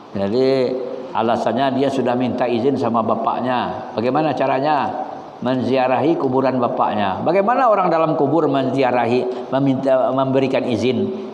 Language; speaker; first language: Malay; non-native, local second language; Minangkabau